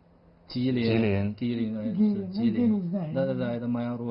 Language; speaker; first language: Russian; non-native, learner; Chinese